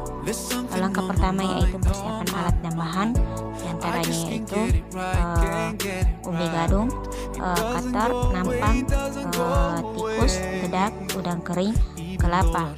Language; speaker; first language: Indonesian; native; Indonesian